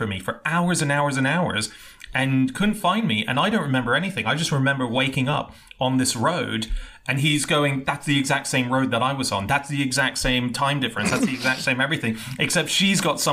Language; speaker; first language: English; native; English